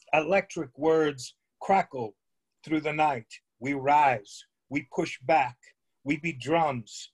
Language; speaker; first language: English; native; English